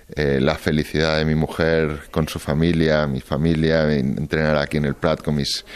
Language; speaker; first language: Spanish; native; Spanish